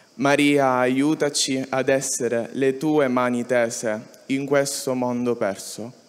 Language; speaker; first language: Italian; native; Italian